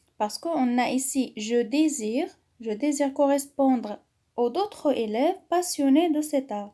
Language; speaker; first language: French; non-native, local second language; Arabic